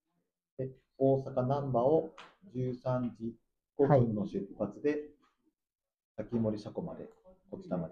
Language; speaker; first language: Japanese; native; Japanese